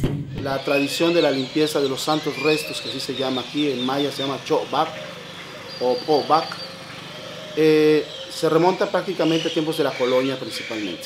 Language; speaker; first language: Spanish; native; Spanish